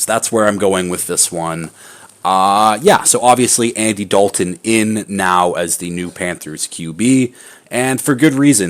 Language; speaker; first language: English; native; English